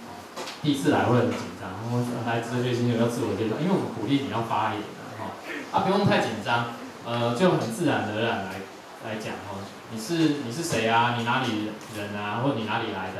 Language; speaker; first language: Chinese; native; Chinese